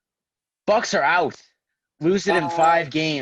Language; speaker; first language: English; native; English